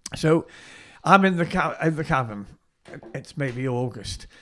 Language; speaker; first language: English; native; English